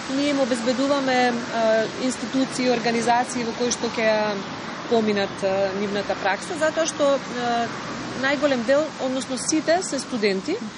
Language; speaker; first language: Macedonian; native; Macedonian